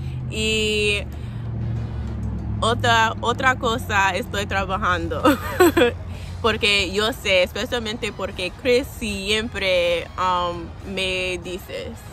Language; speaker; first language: Spanish; non-native, learner; English